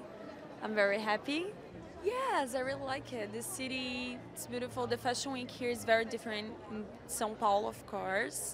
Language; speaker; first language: English; non-native, learner; Portuguese